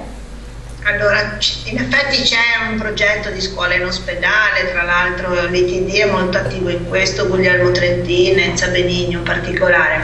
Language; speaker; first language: Italian; native; Italian